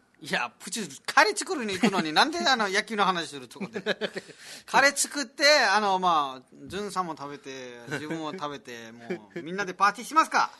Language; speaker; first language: Japanese; non-native, fluent; Nepali